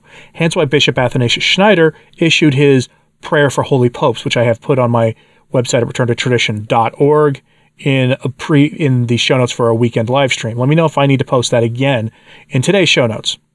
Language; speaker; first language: English; native; English